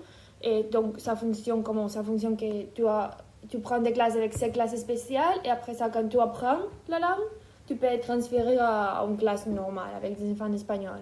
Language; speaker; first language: French; non-native, fluent; Ukrainian